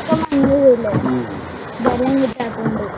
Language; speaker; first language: Malayalam; native; Malayalam